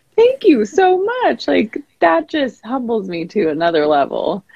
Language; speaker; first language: English; native; English